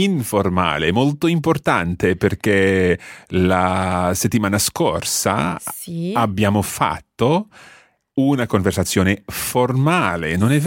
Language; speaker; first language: Italian; non-native, fluent; English